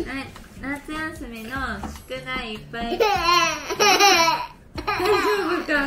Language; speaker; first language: Japanese; native; Japanese